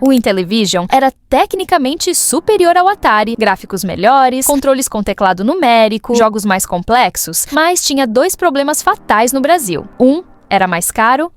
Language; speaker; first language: Portuguese; native; Portuguese